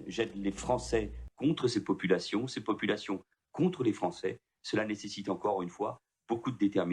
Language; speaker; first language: French; native; French